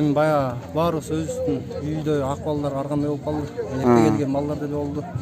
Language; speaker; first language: Kyrgyz; native; Kyrgyz